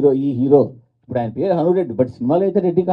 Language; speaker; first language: Telugu; native; Telugu